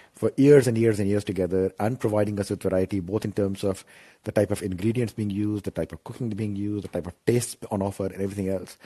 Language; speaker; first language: English; non-native, local second language; Hindi